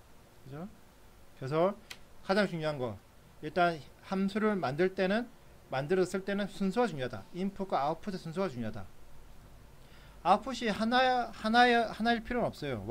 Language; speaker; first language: Korean; native; Korean